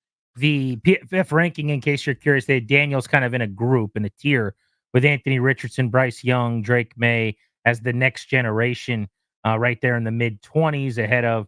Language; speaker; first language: English; native; English